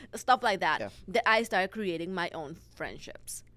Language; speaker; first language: English; non-native, fluent; Spanish